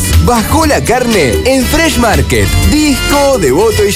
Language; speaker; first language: Spanish; native; Spanish